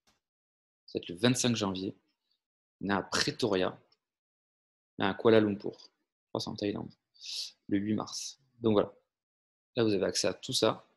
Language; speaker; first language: French; native; French